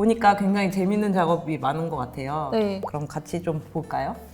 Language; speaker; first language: Korean; native; Korean